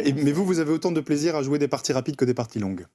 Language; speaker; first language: French; native; French